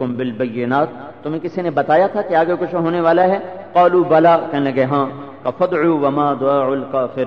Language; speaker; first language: Urdu; non-native, local second language; Punjabi